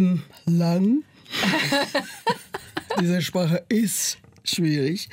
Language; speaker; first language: German; non-native, fluent; Portuguese